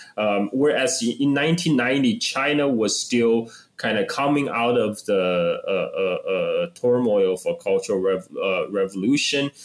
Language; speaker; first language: English; non-native, fluent; Chinese